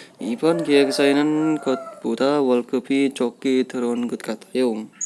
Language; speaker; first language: Korean; non-native, learner; Indonesian